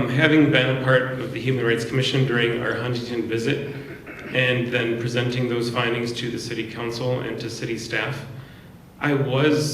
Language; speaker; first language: English; native; English